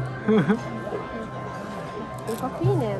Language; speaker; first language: Japanese; non-native, learner; Arabic